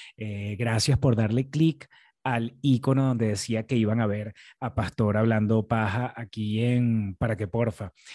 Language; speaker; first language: Spanish; native; Spanish